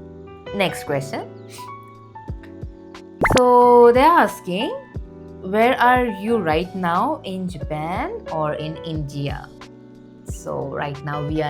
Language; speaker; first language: English; non-native, local second language; Hindi